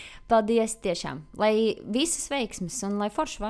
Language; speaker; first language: Latvian; native; Latvian